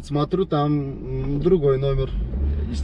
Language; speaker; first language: Russian; non-native, local second language; Kyrgyz